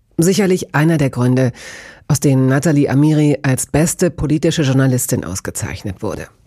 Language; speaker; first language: German; native; German